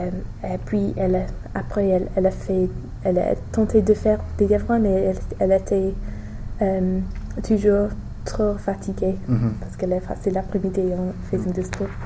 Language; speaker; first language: French; non-native, learner; English